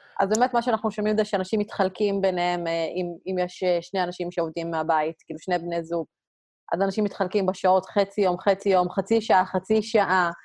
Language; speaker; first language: Hebrew; native; Hebrew